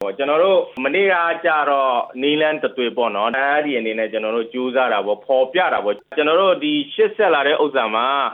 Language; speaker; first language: Burmese; native; Burmese